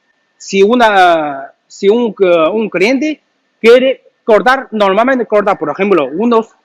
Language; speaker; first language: Spanish; non-native, learner; Chinese